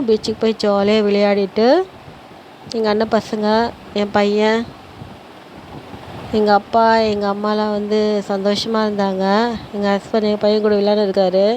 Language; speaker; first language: Tamil; native; Tamil